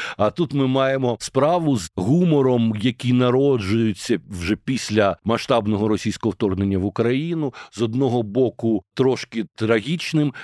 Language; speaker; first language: Ukrainian; native; Ukrainian